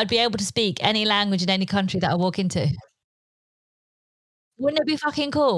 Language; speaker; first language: English; non-native, local second language; Polish